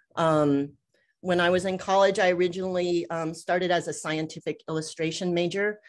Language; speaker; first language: English; native; English